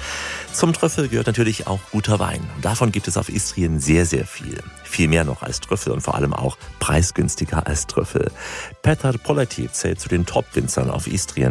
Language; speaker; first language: German; native; German